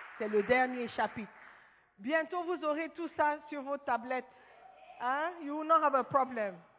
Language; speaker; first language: French; non-native, fluent; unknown